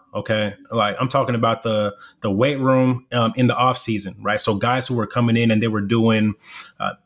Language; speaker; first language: English; early bilingual, other home language; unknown